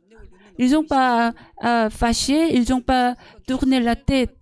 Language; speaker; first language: French; non-native, learner; Korean